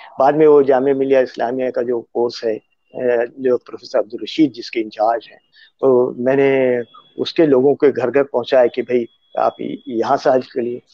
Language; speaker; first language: Urdu; native; Urdu